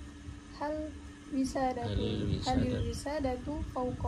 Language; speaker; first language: Arabic; non-native, learner; Indonesian